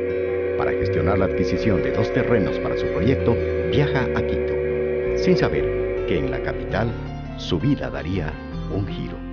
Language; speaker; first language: Spanish; native; Spanish